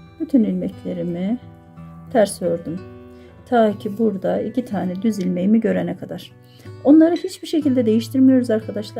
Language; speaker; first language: Turkish; native; Turkish